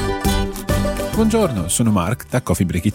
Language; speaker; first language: Italian; non-native, fluent; English